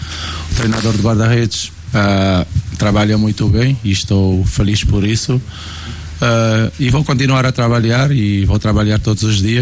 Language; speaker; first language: Portuguese; non-native, local second language; Kabuverdianu